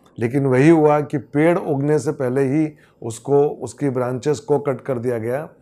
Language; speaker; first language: Hindi; native; Hindi